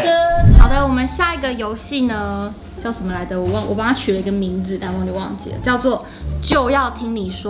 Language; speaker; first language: Chinese; native; Chinese